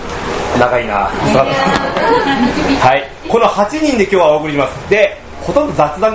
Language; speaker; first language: Japanese; native; Japanese